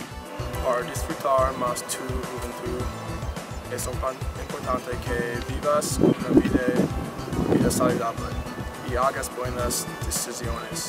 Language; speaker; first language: Spanish; non-native, learner; English